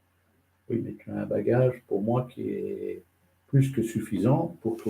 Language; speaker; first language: French; native; French